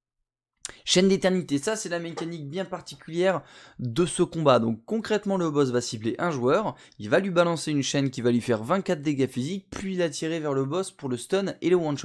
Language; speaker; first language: French; native; French